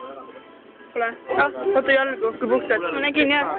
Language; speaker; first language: Estonian; native; Estonian